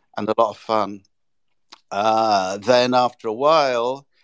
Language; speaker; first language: English; native; English